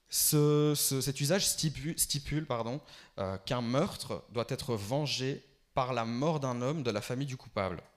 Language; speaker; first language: French; early bilingual, other home language; Albanian